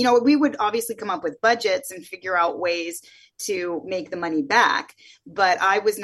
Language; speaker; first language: English; native; English